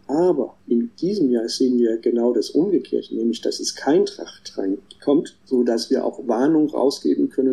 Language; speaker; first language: German; non-native, fluent; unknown